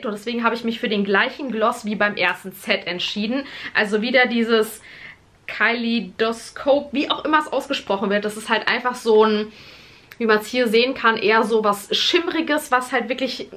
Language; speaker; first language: German; native; German